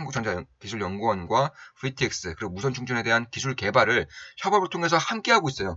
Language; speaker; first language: Korean; native; Korean